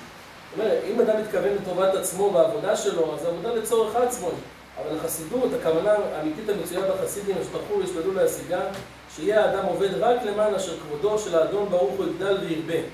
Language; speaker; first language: Hebrew; native; Hebrew